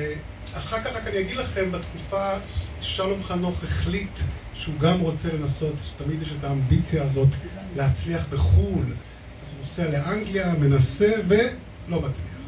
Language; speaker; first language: Hebrew; native; Hebrew